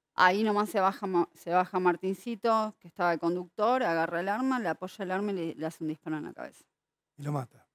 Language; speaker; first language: Spanish; native; Spanish